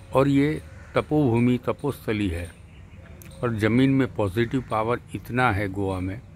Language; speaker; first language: Hindi; non-native, local second language; Gujarati